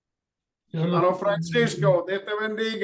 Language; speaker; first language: Spanish; non-native, learner; English